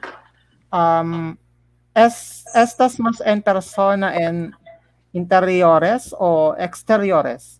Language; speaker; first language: Spanish; non-native, learner; Filipino